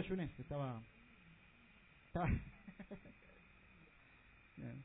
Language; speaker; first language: Spanish; native; Spanish